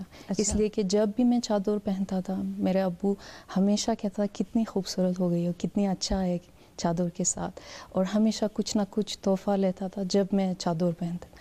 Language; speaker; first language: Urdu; non-native, fluent; Persian